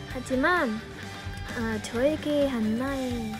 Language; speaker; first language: Korean; non-native, learner; Spanish